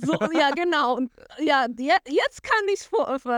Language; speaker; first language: German; non-native, fluent; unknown